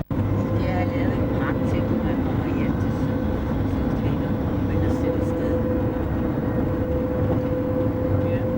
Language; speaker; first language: Danish; native; Danish